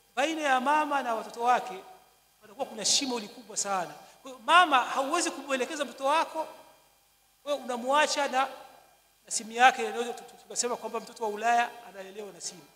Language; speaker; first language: Swahili; native; Swahili